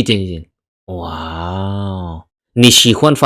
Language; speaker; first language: Chinese; non-native, learner; Indonesian